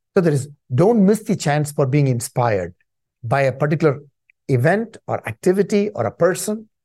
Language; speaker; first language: English; non-native, local second language; Tamil